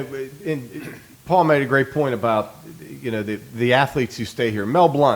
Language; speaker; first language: English; native; English